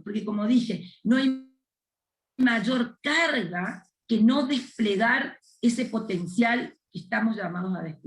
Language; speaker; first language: Spanish; native; Spanish